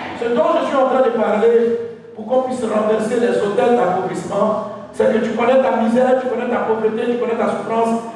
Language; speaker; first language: French; non-native, local second language; Dyula